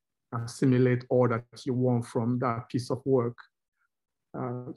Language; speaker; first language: English; non-native, local second language; Igbo